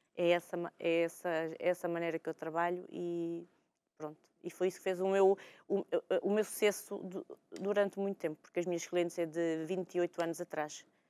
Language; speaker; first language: Portuguese; early bilingual, heritage; Portuguese